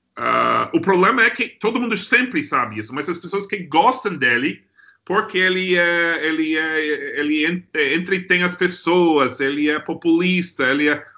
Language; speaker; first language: Portuguese; non-native, fluent; English